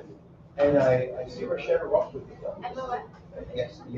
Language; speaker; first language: English; non-native, learner; French